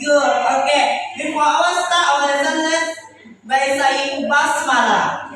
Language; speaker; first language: English; non-native, learner; Indonesian